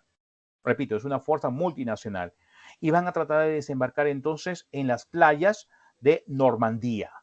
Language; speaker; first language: Spanish; native; Spanish